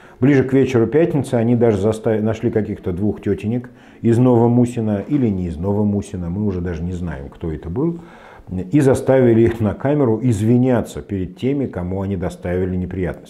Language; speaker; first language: Russian; native; Russian